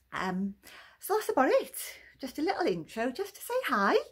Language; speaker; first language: English; native; English